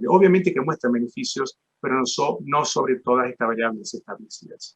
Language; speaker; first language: Spanish; native; Spanish